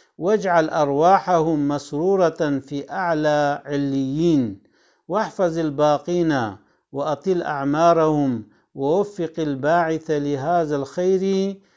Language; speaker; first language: Arabic; non-native, fluent; Kurdish